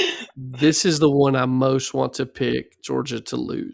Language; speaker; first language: English; native; English